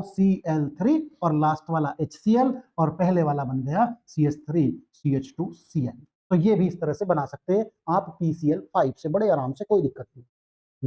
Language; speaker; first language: Hindi; native; Hindi